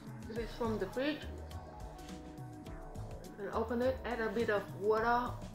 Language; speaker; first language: English; non-native, fluent; Vietnamese